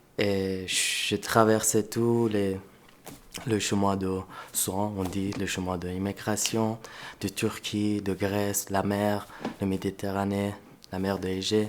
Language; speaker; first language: French; non-native, fluent; Persian